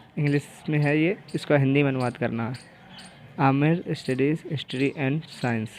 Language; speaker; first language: Hindi; native; Hindi